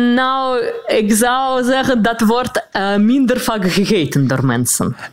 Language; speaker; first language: Dutch; non-native, fluent; Russian